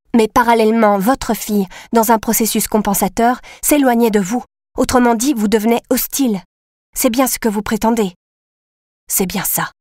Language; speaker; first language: French; native; French